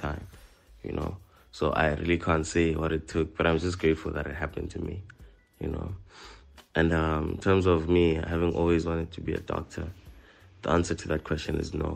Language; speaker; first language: English; non-native, local second language; Tsonga